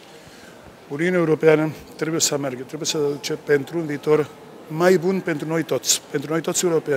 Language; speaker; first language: Romanian; non-native, learner; Spanish